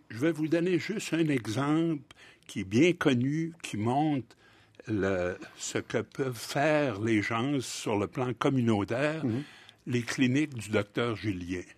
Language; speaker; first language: French; native; French